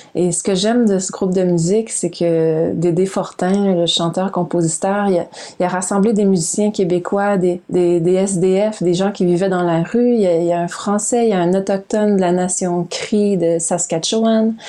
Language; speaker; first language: French; native; French